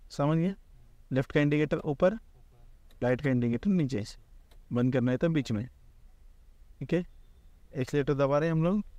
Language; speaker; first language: Hindi; non-native, local second language; Marathi